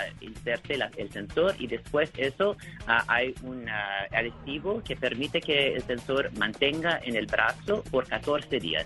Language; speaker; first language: Spanish; non-native, learner; English